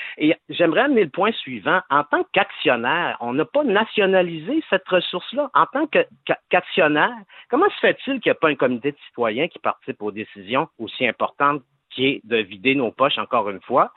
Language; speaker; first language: French; native; French